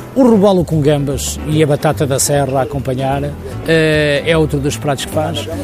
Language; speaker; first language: Portuguese; native; Portuguese